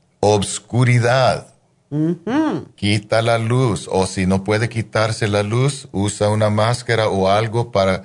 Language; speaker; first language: Spanish; non-native, fluent; English